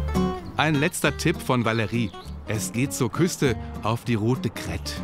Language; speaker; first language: German; native; German